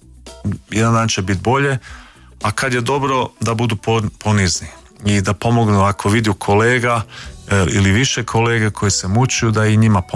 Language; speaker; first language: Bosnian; early bilingual, heritage; Croatian